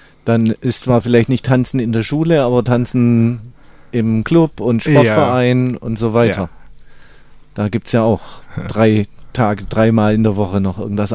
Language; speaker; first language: German; native; German